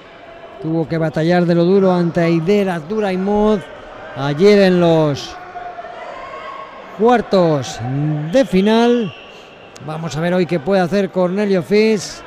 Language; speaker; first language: Spanish; native; Spanish